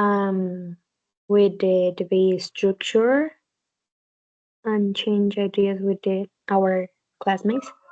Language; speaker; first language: English; non-native, learner; Spanish